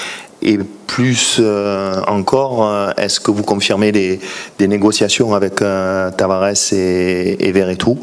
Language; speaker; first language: French; native; French